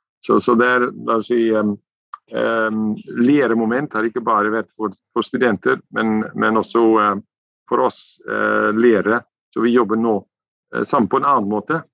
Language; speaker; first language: Norwegian; non-native, fluent; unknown